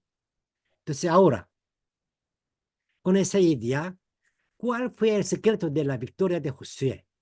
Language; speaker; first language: Spanish; non-native, fluent; Korean